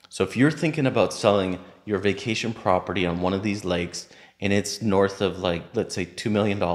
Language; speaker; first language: English; native; English